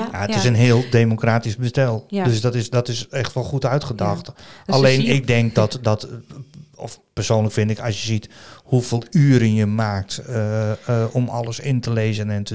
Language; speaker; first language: Dutch; native; Dutch